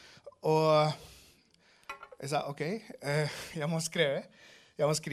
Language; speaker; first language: Norwegian; non-native, fluent; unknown